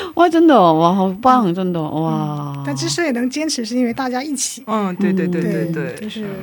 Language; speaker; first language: Chinese; native; Chinese